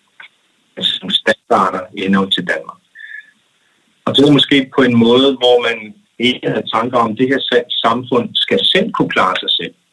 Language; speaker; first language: Danish; non-native, local second language; Kalaallisut